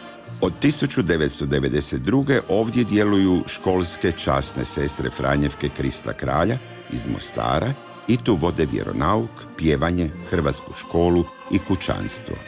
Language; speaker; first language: Croatian; native; Croatian